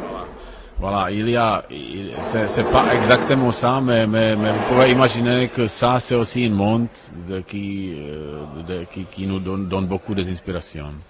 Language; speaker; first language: French; non-native, learner; Czech